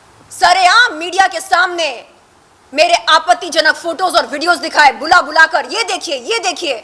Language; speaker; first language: Hindi; native; Hindi